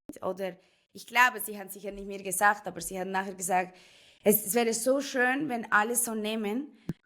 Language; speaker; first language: German; non-native, fluent; Spanish